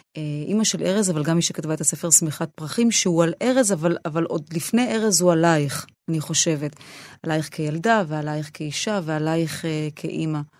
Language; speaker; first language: Hebrew; native; Hebrew